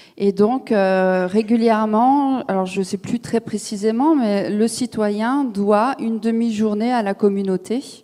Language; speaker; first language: French; native; French